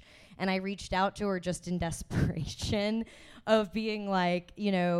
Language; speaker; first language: English; native; English